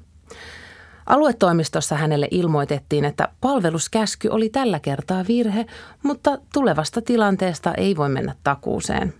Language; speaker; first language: Finnish; native; Finnish